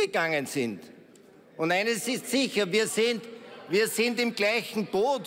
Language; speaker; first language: German; native; German